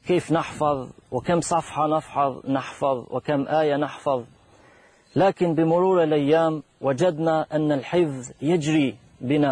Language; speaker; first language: Arabic; non-native, fluent; Albanian